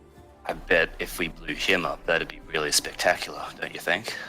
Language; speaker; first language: English; native; English